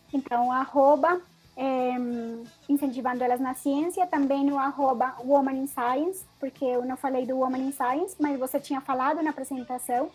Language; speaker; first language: Portuguese; non-native, fluent; Spanish